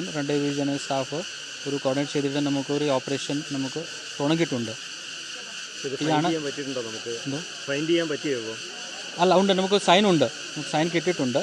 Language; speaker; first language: Malayalam; non-native, fluent; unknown